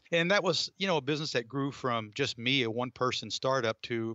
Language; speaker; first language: English; native; English